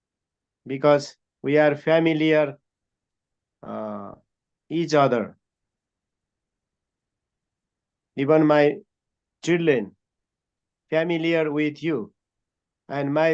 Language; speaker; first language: English; non-native, learner; Nepali